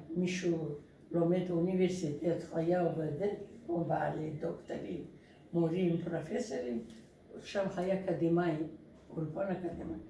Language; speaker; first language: Hebrew; non-native, learner; Russian